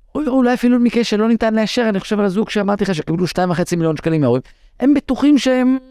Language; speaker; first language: Hebrew; non-native, local second language; English